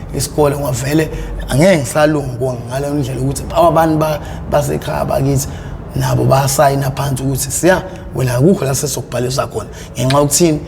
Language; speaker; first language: Zulu; native; Zulu